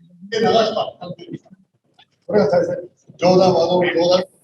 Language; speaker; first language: Japanese; native; Japanese